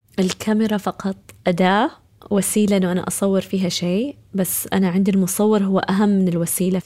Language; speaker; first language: Arabic; early bilingual, heritage; Arabic